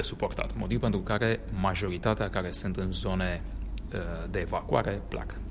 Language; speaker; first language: Romanian; native; Romanian